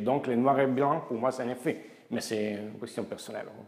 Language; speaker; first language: French; non-native, fluent; Italian